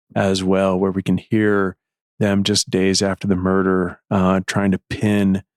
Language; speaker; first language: English; native; English